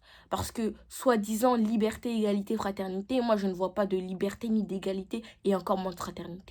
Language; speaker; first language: French; native; French